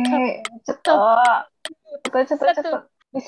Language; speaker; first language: Japanese; non-native, fluent; Indonesian